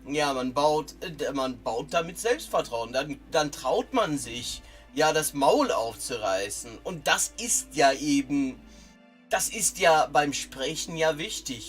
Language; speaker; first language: German; non-native, fluent; English